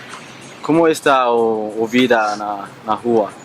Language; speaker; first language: Portuguese; non-native, learner; Danish